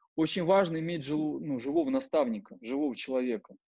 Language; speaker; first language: Russian; native; Russian